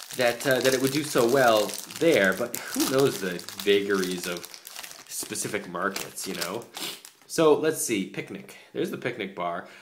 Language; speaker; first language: English; native; English